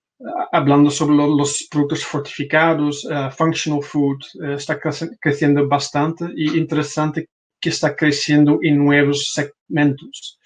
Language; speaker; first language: Spanish; non-native, fluent; Dutch